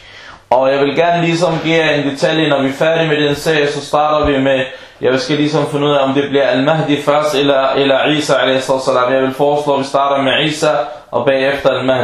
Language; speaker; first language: Danish; non-native, fluent; Arabic